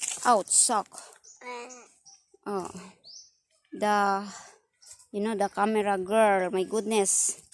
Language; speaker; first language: English; non-native, learner; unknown